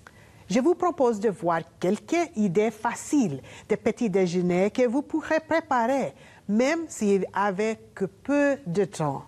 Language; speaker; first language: French; non-native, learner; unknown